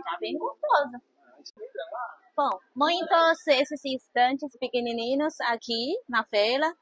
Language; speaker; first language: Portuguese; non-native, fluent; Chinese